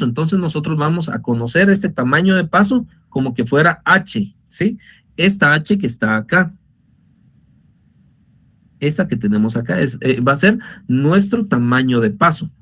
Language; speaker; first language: Spanish; native; Spanish